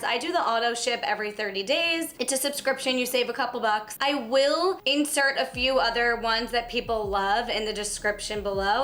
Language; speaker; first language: English; native; English